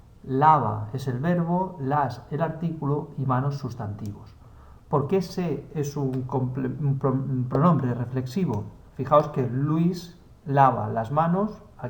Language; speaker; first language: Spanish; native; Spanish